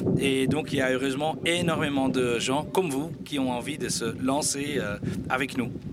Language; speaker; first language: French; native; French